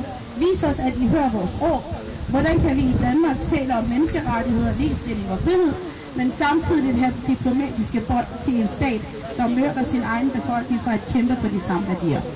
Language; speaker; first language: Danish; non-native, fluent; Persian